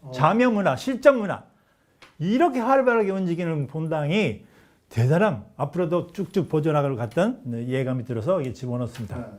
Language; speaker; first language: Korean; non-native, fluent; Japanese